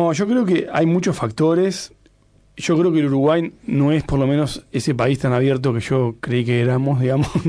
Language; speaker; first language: Spanish; native; Spanish